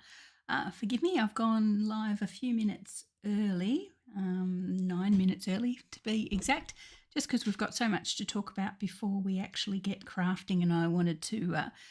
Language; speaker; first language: English; native; English